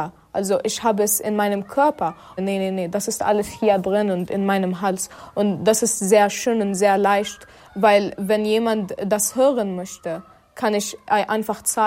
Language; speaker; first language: German; early bilingual, other home language; Arabic